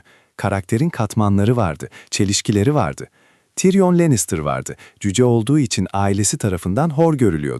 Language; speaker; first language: Turkish; native; Turkish